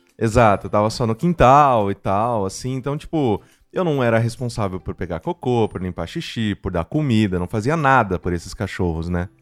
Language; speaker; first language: Portuguese; native; Portuguese